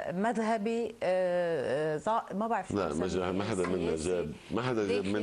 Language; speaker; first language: Arabic; native; Arabic